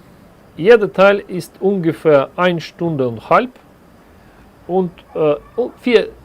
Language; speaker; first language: German; non-native, learner; Russian